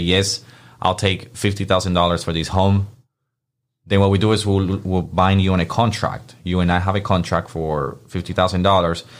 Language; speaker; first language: English; non-native, fluent; Spanish